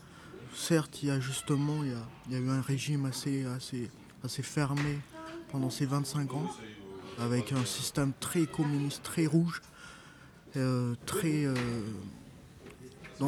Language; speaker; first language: French; non-native, local second language; Malagasy